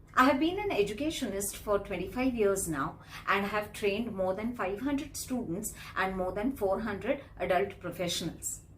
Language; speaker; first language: English; non-native, local second language; Marathi